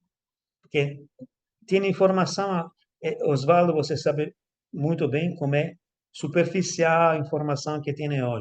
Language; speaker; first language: Portuguese; non-native, fluent; Italian